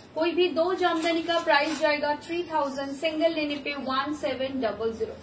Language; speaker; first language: Hindi; non-native, local second language; Bangla